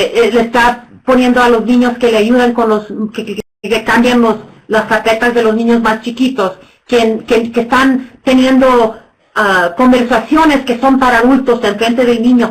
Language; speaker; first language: Spanish; non-native, fluent; English